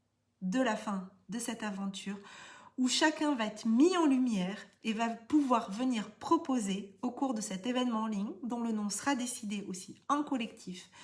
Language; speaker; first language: French; native; French